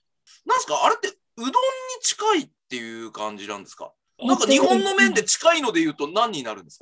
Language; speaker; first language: Japanese; native; Japanese